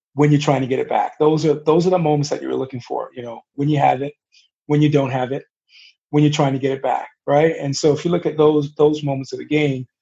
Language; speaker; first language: English; native; English